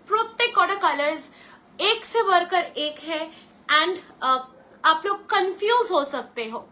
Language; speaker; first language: Hindi; non-native, local second language; Bangla